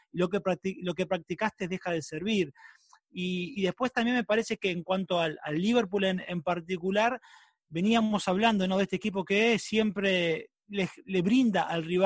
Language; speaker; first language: Spanish; native; Spanish